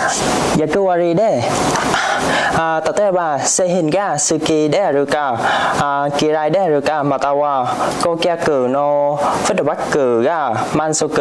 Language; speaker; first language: Japanese; non-native, learner; Vietnamese